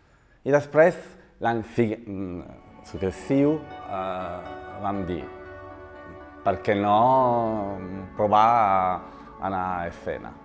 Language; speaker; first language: Catalan; non-native, learner; Italian